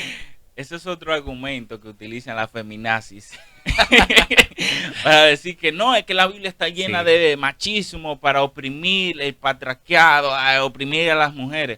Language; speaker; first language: Spanish; native; Spanish